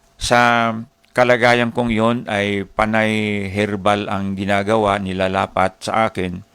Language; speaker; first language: Filipino; non-native, local second language; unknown